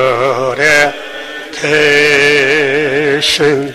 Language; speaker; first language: Korean; native; Korean